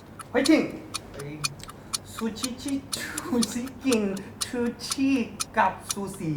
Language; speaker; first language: Thai; non-native, learner; Korean